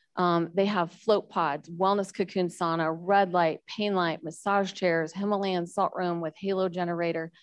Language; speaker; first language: English; native; English